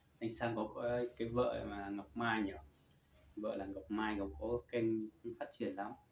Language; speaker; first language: Vietnamese; non-native, local second language; Hmong